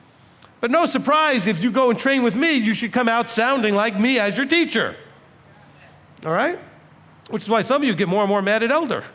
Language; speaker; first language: English; native; English